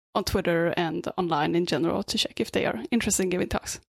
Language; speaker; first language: English; non-native, fluent; Swedish